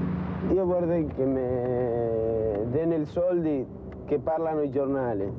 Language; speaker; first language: Italian; non-native, learner; Spanish